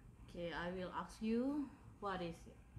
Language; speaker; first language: English; non-native, learner; Indonesian